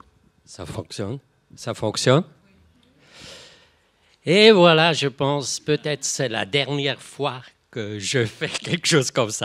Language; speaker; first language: French; non-native, local second language; German